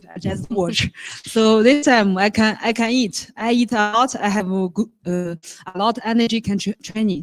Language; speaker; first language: English; non-native, learner; Chinese